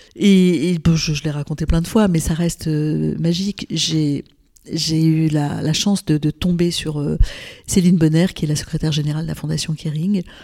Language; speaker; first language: French; non-native, local second language; Arabic